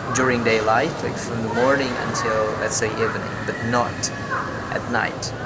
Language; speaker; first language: English; non-native, fluent; Indonesian